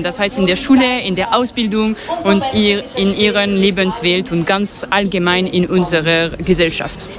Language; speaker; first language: German; non-native, local second language; French